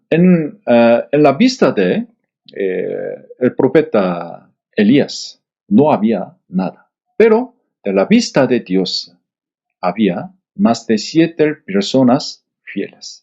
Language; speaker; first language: Spanish; non-native, fluent; Korean